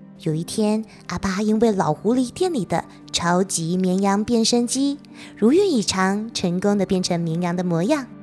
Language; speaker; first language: Chinese; native; Chinese